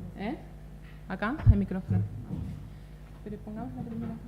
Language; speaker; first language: Spanish; native; Spanish